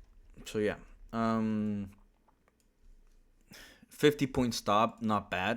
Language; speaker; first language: English; early bilingual, other home language; Spanish